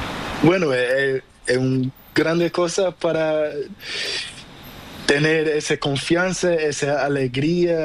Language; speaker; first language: Spanish; non-native, learner; Portuguese